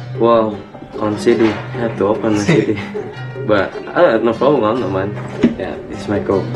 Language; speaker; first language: English; non-native, learner; Indonesian